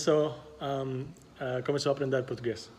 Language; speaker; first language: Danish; non-native, learner; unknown